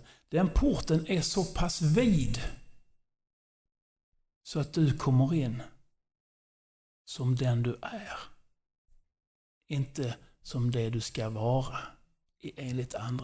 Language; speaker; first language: Swedish; non-native, fluent; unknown